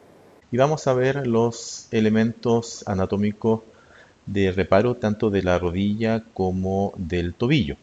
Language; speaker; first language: Spanish; native; Spanish